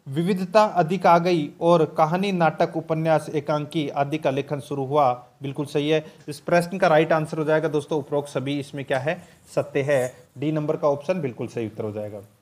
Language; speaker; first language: Hindi; native; Hindi